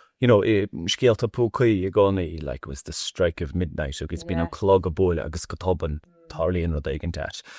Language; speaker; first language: Irish; non-native, local second language; English